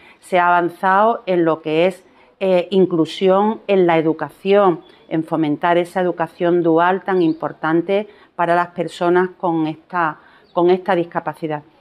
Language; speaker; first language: Spanish; native; Spanish